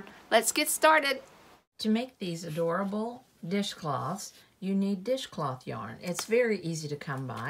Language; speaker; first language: English; native; English